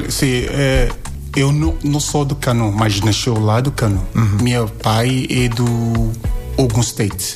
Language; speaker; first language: Portuguese; non-native, learner; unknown